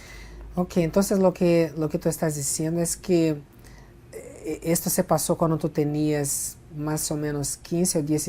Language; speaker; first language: Spanish; non-native, fluent; Portuguese